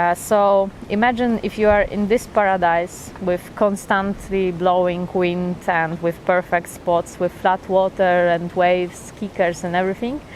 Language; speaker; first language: English; non-native, fluent; Polish